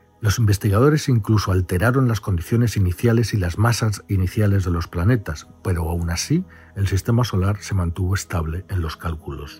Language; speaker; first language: Spanish; native; Spanish